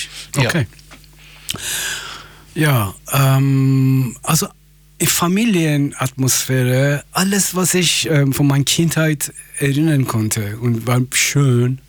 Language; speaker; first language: German; non-native, fluent; Persian